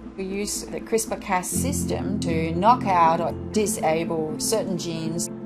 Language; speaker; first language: English; non-native, fluent; Danish